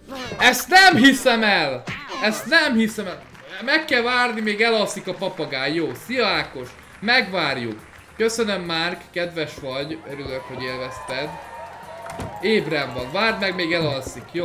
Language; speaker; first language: Hungarian; native; Hungarian